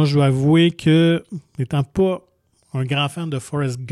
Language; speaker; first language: French; native; French